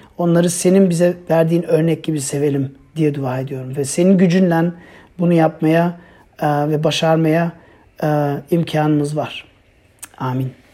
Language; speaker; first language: Turkish; non-native, fluent; German